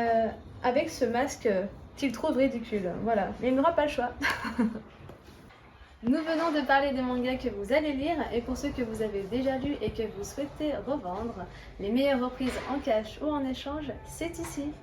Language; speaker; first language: French; native; French